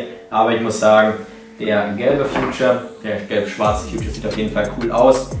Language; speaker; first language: German; native; German